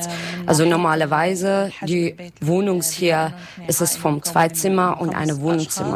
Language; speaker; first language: German; non-native, learner; Arabic